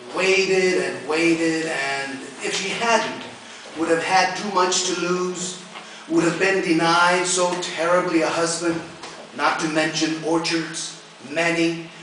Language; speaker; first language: English; early bilingual, other home language; Spanish